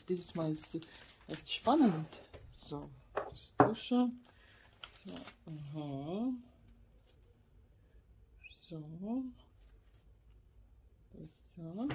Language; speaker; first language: German; non-native, learner; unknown